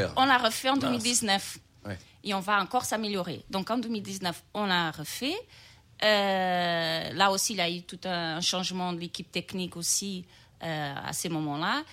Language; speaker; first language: French; non-native, fluent; Portuguese